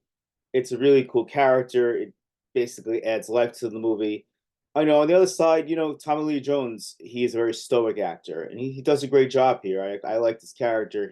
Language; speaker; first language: English; native; English